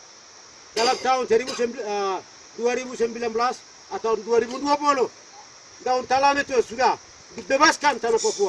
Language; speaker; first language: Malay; non-native, local second language; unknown